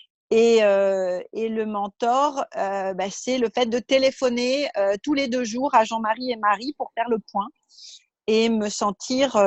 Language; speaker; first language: French; native; French